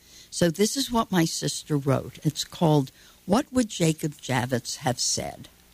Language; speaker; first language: English; native; English